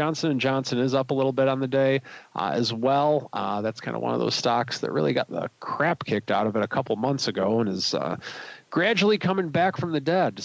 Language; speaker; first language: English; native; English